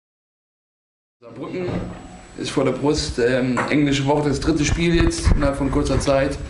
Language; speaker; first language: German; native; German